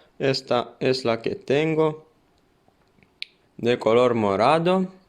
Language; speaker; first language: Spanish; non-native, fluent; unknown